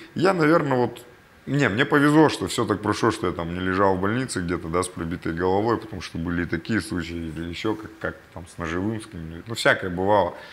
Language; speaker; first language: Russian; native; Russian